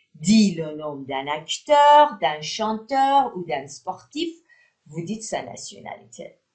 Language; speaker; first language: French; non-native, fluent; Persian